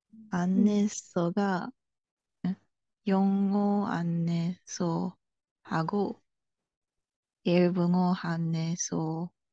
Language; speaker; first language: Korean; non-native, learner; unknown